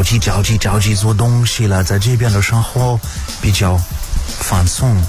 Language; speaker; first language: Chinese; non-native, fluent; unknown